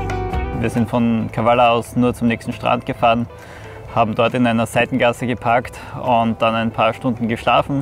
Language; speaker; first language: German; native; German